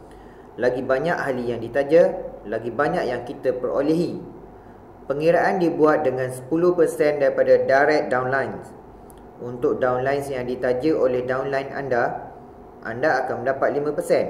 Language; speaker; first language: Malay; native; Malay